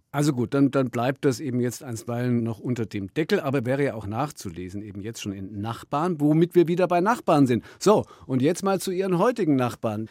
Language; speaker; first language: German; native; German